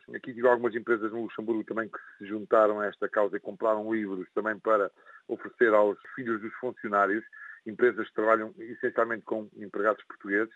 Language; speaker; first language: Portuguese; native; Portuguese